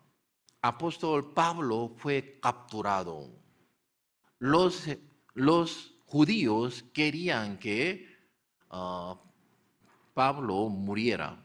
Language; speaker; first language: Spanish; non-native, learner; Korean